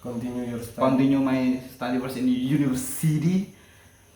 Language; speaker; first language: English; non-native, learner; Indonesian